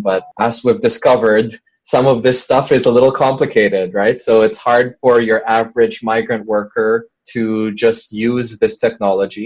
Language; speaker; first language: English; non-native, local second language; Filipino